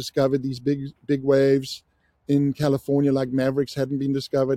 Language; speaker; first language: English; native; English